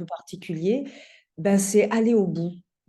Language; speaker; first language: French; native; French